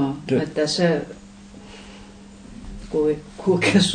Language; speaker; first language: Finnish; non-native, learner; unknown